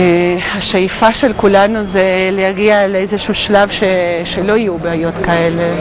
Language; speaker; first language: Hebrew; non-native, fluent; Spanish